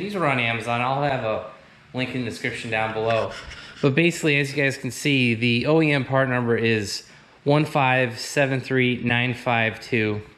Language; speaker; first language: English; native; English